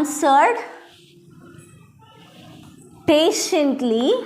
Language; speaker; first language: English; non-native, local second language; Tamil